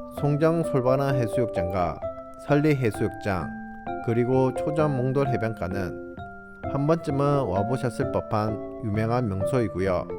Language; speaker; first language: Korean; native; Korean